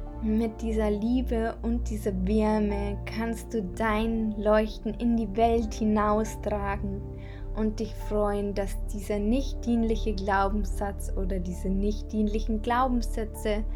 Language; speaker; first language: German; native; German